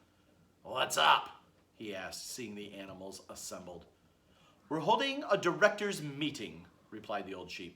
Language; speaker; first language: English; native; English